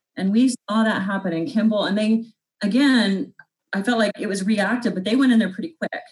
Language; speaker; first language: English; native; English